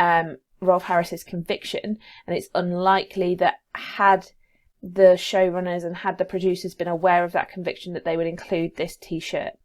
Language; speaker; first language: English; native; English